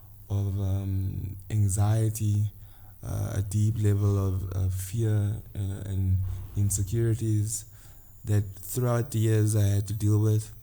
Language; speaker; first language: English; non-native, local second language; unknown